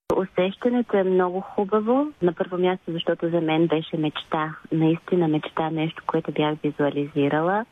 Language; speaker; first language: Bulgarian; native; Bulgarian